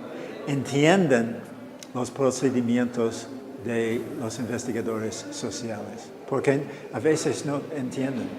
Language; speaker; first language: Spanish; non-native, fluent; English